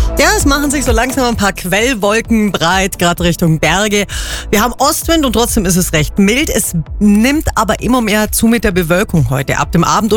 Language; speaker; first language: German; native; German